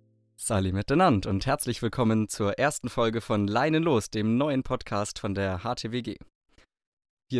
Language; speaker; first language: German; native; German